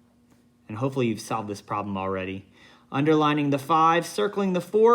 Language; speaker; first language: English; native; English